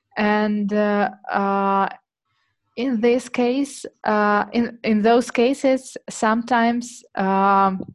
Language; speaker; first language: English; non-native, fluent; Russian